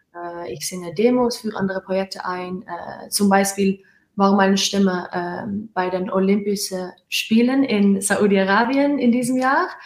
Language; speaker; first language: German; non-native, learner; Dutch